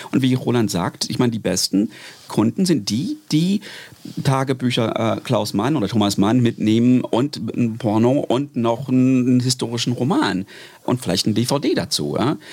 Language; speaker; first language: German; non-native, fluent; English